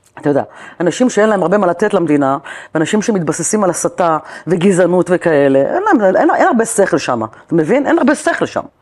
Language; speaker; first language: Hebrew; native; Hebrew